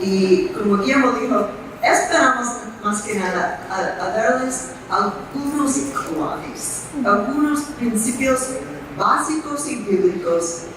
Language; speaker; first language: Spanish; non-native, fluent; English